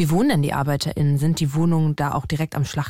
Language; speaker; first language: German; native; German